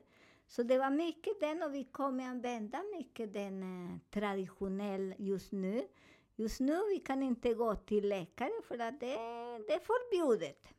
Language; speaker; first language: Swedish; non-native, learner; Spanish